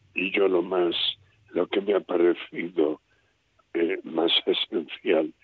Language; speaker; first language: Spanish; native; Spanish